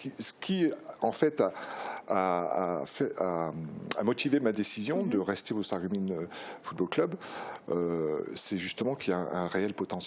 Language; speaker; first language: French; native; French